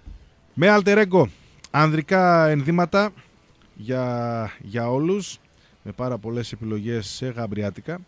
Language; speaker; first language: Greek; native; Greek